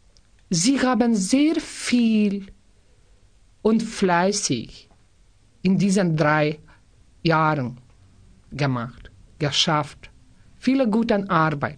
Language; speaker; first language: German; non-native, learner; Lithuanian